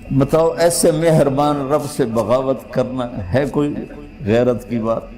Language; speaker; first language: Urdu; non-native, local second language; Punjabi